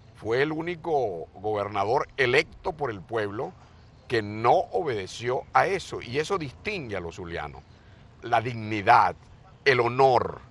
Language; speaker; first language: Spanish; native; Spanish